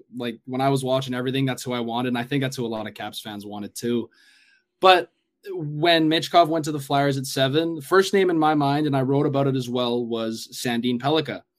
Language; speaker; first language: English; native; English